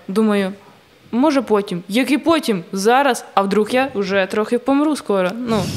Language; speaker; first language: Ukrainian; native; Ukrainian